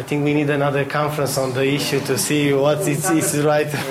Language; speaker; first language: English; non-native, fluent; Romanian